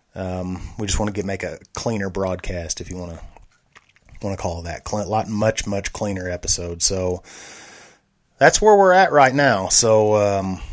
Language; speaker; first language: English; native; English